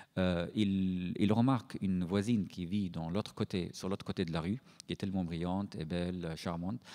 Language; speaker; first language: French; non-native, fluent; Arabic